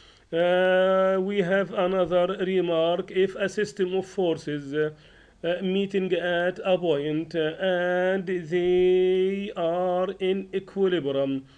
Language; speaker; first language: English; non-native, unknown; Arabic